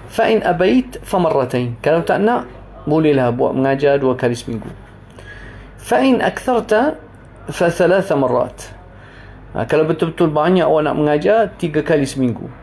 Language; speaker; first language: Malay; non-native, fluent; Arabic